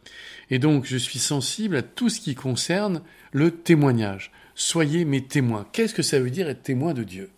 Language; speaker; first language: French; native; French